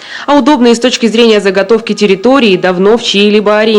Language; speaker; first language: Russian; native; Russian